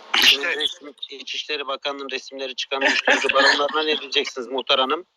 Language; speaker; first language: Turkish; non-native, local second language; Kurdish